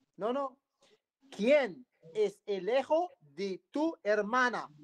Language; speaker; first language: Spanish; non-native, learner; Arabic